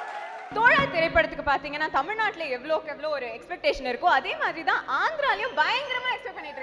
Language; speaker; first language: Tamil; native; Tamil